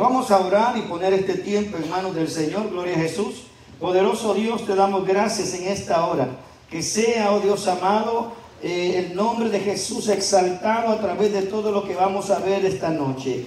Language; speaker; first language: Spanish; native; Spanish